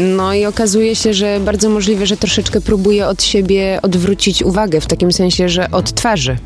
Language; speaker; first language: Polish; early bilingual, heritage; Polish